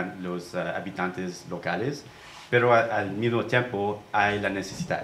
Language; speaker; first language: Spanish; non-native, fluent; English